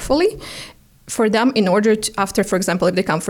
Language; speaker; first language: English; non-native, fluent; Ukrainian